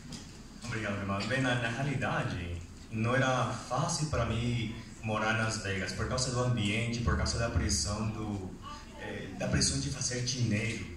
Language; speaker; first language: Portuguese; non-native, fluent; Spanish